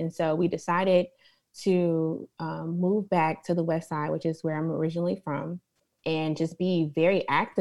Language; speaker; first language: English; native; English